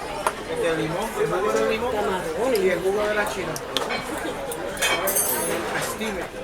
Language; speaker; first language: Spanish; early bilingual, heritage; English